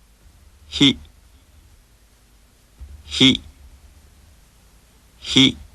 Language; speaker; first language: Japanese; native; Japanese